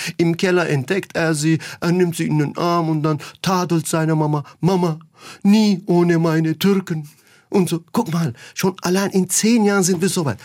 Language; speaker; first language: German; non-native, fluent; Turkish